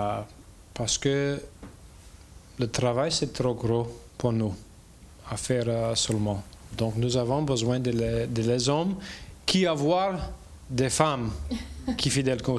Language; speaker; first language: French; non-native, learner; English